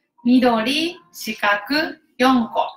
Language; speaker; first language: Korean; non-native, learner; Japanese